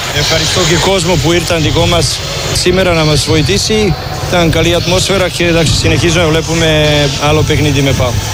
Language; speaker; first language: Greek; non-native, fluent; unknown